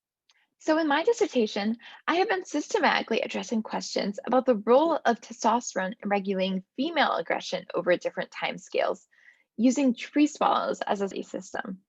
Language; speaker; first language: English; native; English